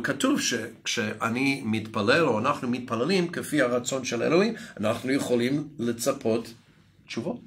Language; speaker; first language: Hebrew; non-native, fluent; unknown